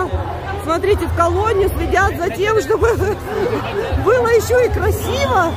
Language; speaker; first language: Russian; native; Russian